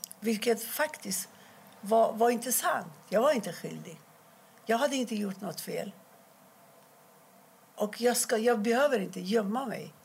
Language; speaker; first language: Swedish; non-native, fluent; Persian